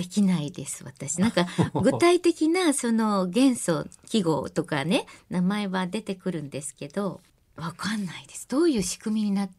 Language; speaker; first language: Japanese; native; Japanese